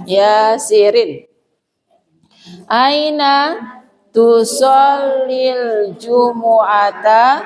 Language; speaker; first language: Arabic; non-native, fluent; Indonesian